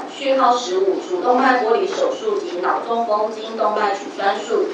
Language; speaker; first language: Chinese; native; Chinese